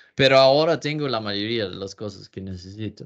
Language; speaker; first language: Spanish; non-native, fluent; Swedish